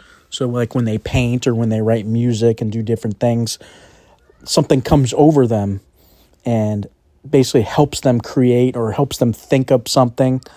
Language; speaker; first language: English; native; English